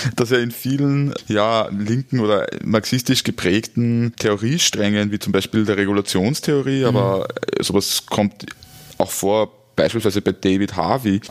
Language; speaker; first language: German; native; German